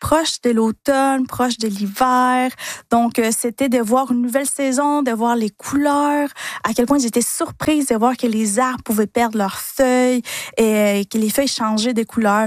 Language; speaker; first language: French; non-native, fluent; Spanish